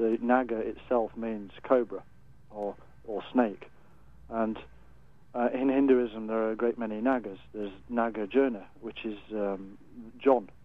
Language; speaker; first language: English; native; English